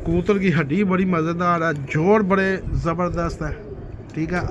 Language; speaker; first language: Urdu; non-native, local second language; Punjabi